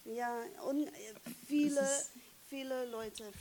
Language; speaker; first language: German; non-native, fluent; English